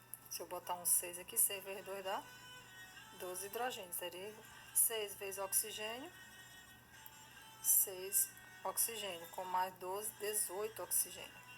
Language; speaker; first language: Portuguese; native; Portuguese